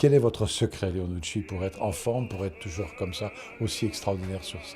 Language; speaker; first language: French; native; French